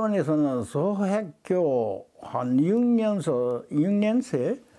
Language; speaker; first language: Korean; early bilingual, heritage; Korean